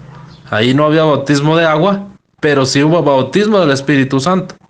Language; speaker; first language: Spanish; native; Spanish